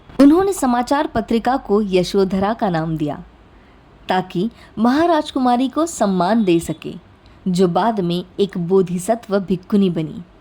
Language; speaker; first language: Hindi; native; Hindi